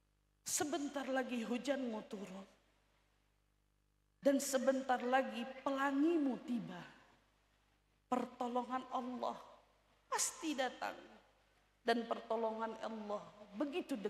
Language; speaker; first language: Indonesian; native; Indonesian